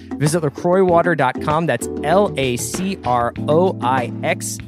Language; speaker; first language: English; native; English